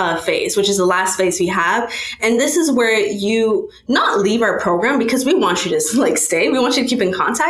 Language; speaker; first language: English; native; English